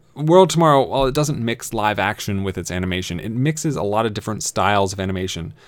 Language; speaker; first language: English; native; English